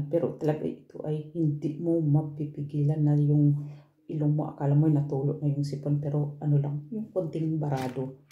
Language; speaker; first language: Filipino; non-native, local second language; Cebuano